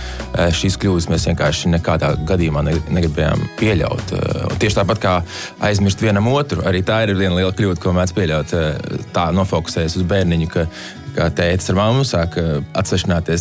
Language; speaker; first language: Latvian; native; Latvian